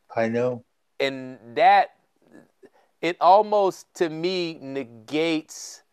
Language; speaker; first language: English; native; English